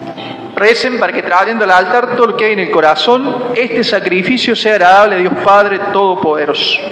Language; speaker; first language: Spanish; native; Spanish